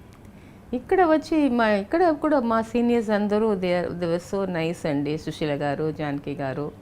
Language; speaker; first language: Telugu; non-native, local second language; Tamil